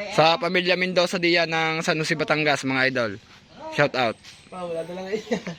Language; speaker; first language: Filipino; native; Filipino